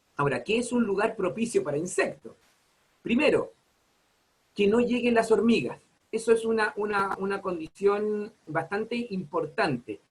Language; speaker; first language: Spanish; native; Spanish